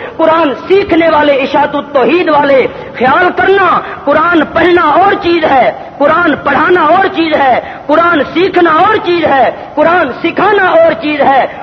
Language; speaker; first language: Urdu; non-native, local second language; Punjabi